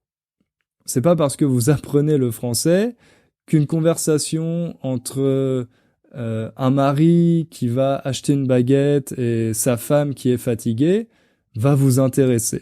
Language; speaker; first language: French; native; French